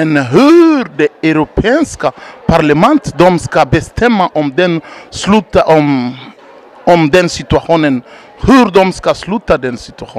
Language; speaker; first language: Swedish; non-native, learner; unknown